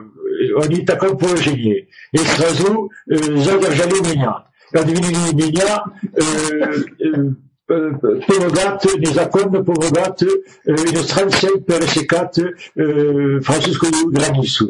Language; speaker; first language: Russian; non-native, learner; French